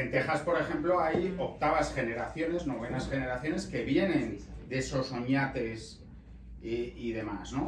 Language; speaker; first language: Spanish; native; Spanish